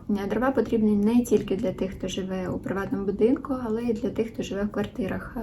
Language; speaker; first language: Ukrainian; non-native, local second language; Russian